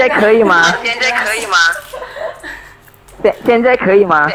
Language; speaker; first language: Chinese; non-native, fluent; Indonesian